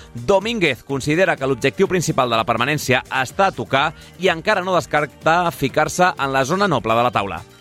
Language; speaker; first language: Catalan; native; Catalan